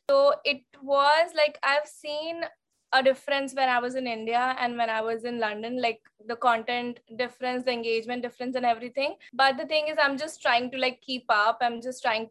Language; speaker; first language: English; non-native, local second language; Hindi